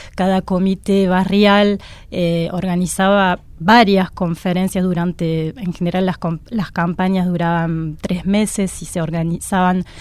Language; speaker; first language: Spanish; non-native, fluent; French